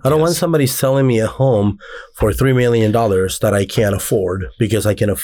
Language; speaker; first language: English; native; English